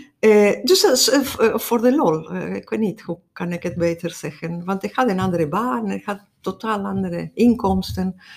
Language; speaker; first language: Dutch; non-native, fluent; Spanish